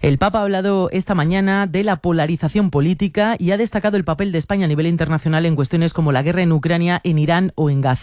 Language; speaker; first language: Spanish; native; Spanish